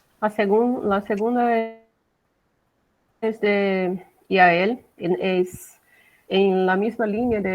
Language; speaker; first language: Spanish; non-native, learner; Portuguese